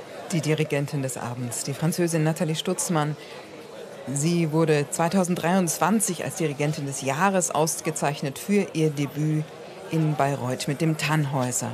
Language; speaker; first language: German; native; German